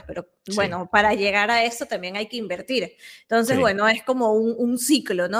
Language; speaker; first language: Spanish; native; Spanish